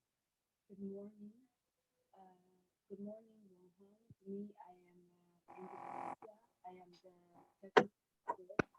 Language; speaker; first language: English; non-native, fluent; French